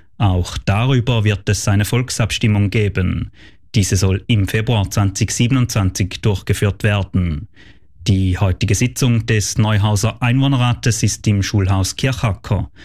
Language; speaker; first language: German; native; German